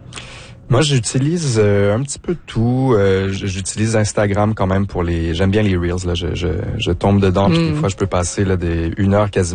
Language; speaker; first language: French; native; French